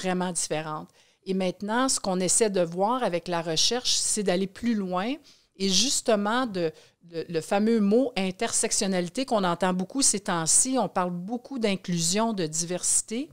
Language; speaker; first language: French; native; French